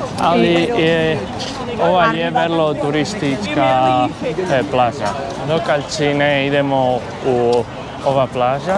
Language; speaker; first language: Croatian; non-native, learner; Spanish